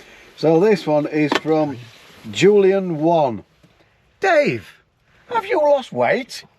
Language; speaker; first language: English; native; English